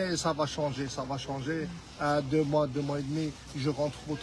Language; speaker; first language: French; non-native, learner; Arabic